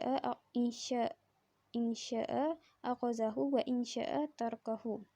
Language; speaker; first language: Arabic; non-native, learner; Malay